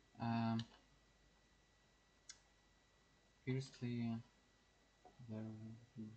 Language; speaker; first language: English; non-native, learner; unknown